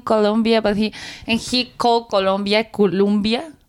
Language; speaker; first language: English; non-native, learner; Spanish